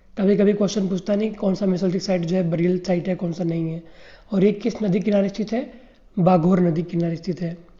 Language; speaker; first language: Hindi; native; Hindi